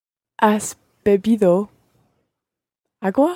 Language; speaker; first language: Spanish; non-native, learner; English